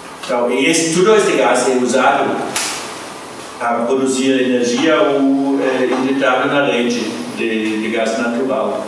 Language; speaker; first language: Portuguese; non-native, fluent; German